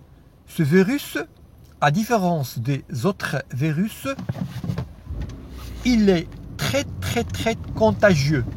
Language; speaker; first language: French; non-native, fluent; Arabic